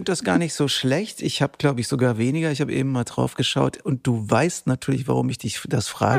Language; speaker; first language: German; native; German